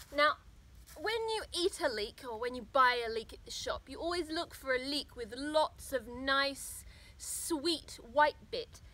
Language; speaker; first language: English; native; English